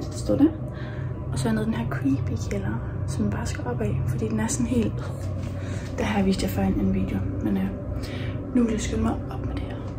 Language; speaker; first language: Danish; native; Danish